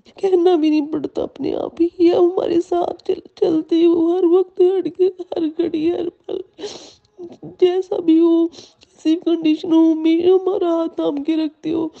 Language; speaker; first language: Hindi; non-native, local second language; Punjabi